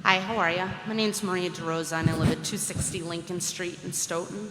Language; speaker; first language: English; native; English